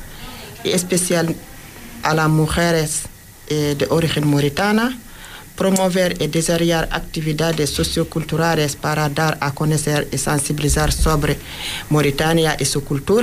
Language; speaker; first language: Spanish; non-native, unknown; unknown